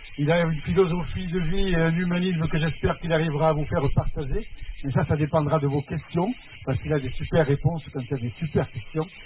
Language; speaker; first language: French; non-native, fluent; Spanish